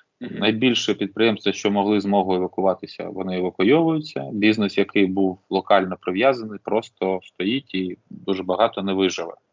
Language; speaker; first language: Ukrainian; non-native, local second language; Russian